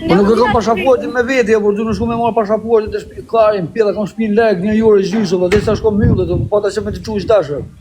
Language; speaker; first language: Albanian; native; Albanian